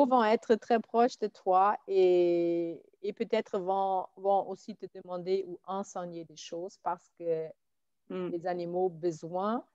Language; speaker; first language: French; non-native, fluent; German